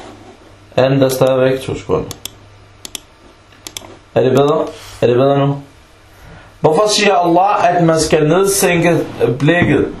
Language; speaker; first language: Danish; non-native, local second language; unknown